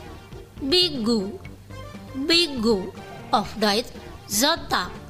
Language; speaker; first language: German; non-native, fluent; Indonesian